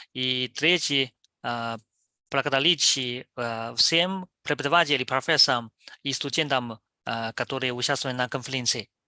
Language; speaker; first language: Russian; non-native, learner; Chinese